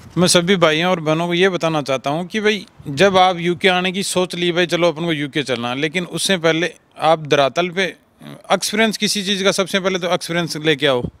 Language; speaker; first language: Hindi; non-native, local second language; Punjabi